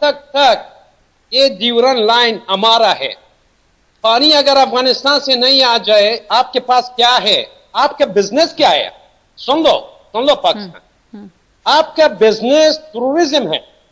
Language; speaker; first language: Hindi; non-native, learner; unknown